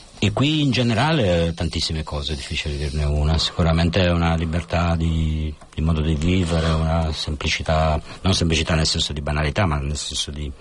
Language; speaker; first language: Italian; native; Italian